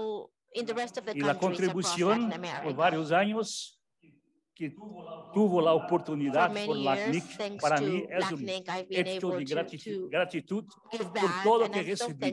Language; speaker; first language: Spanish; non-native, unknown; German